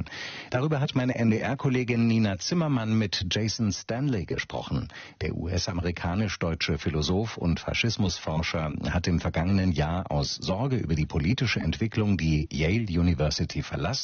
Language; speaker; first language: German; native; German